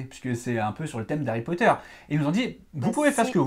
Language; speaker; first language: French; native; French